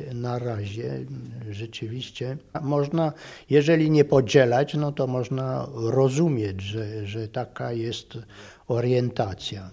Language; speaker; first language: Polish; non-native, fluent; French